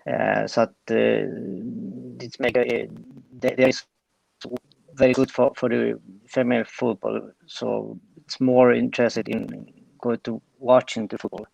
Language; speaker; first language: English; non-native, fluent; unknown